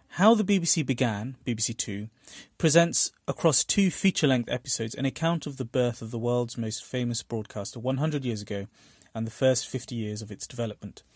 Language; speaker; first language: English; early bilingual, other home language; Bangla